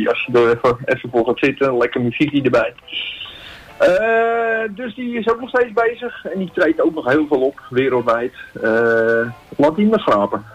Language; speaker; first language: Dutch; native; Dutch